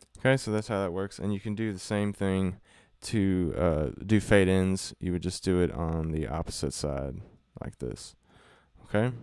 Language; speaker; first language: English; native; English